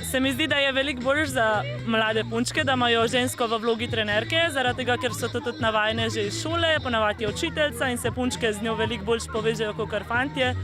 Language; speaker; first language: Slovenian; native; Slovenian